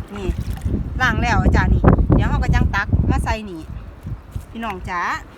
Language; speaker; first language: Thai; native; Thai